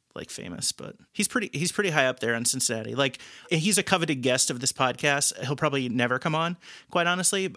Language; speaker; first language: English; native; English